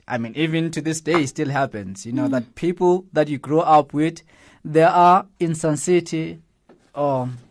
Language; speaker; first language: English; non-native, local second language; Zulu